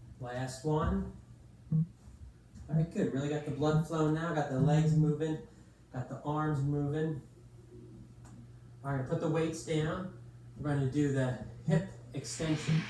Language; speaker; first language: English; native; English